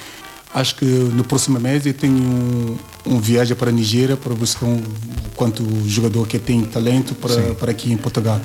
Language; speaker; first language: Portuguese; non-native, learner; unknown